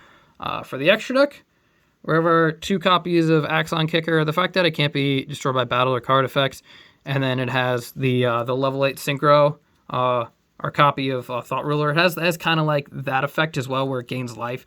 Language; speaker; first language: English; native; English